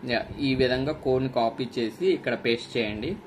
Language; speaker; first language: Telugu; native; Telugu